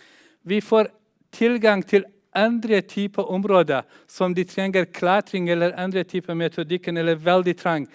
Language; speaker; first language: Norwegian; non-native, fluent; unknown